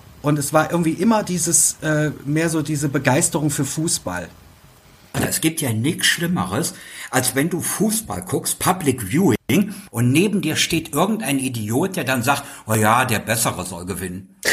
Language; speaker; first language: German; native; German